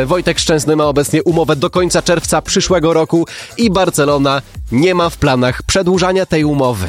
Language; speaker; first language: Polish; native; Polish